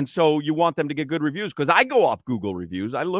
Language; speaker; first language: English; native; English